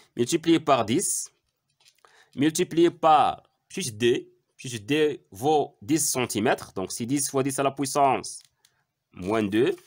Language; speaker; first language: French; non-native, local second language; Arabic